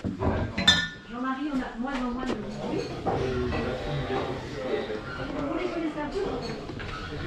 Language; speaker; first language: French; native; French